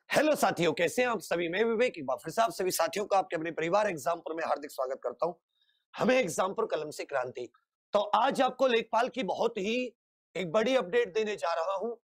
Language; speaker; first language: Hindi; native; Hindi